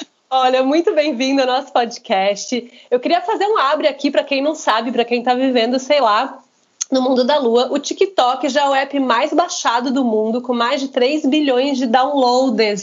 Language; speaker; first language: Portuguese; native; Portuguese